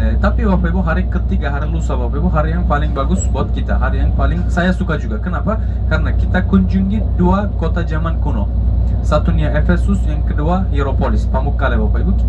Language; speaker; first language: Indonesian; non-native, fluent; Turkish